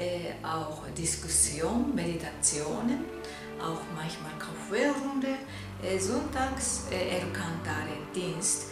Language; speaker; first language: German; non-native, fluent; Japanese